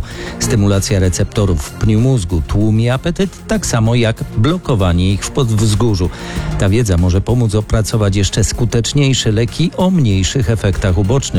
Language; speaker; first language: Polish; native; Polish